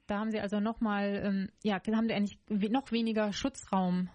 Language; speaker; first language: German; native; German